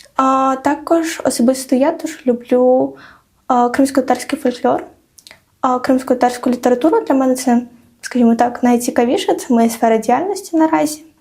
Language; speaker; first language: Ukrainian; non-native, local second language; Crimean Tatar